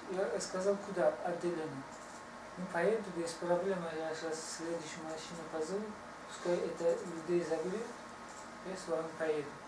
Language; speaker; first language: Russian; non-native, learner; Tajik